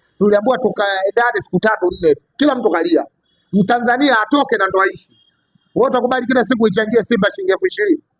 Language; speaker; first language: Swahili; native; Swahili